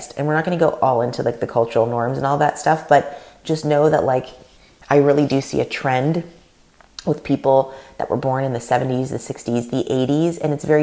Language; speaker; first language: English; non-native, fluent; Russian